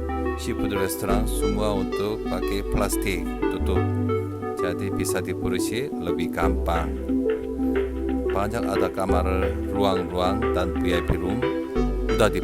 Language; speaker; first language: Indonesian; non-native, learner; Korean